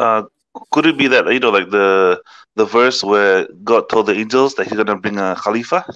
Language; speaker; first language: English; non-native, local second language; Malay